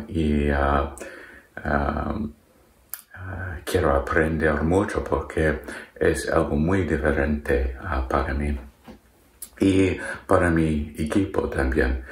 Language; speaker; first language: Spanish; non-native, learner; English